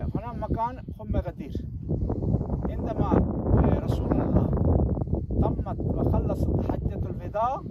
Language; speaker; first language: Arabic; non-native, learner; Persian